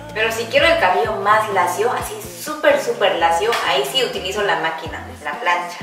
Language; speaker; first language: Spanish; non-native, fluent; Korean